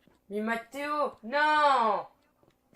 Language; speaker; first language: French; native; French